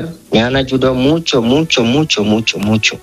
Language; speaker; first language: Spanish; non-native, learner; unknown